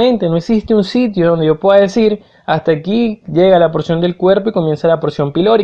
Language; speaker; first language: Spanish; native; Spanish